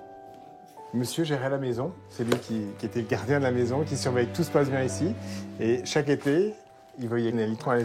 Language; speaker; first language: French; native; French